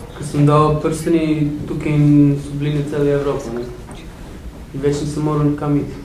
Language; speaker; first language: Slovenian; non-native, learner; Albanian